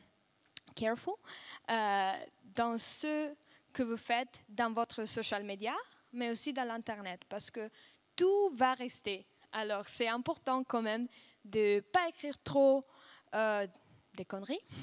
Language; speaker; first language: French; non-native, fluent; Russian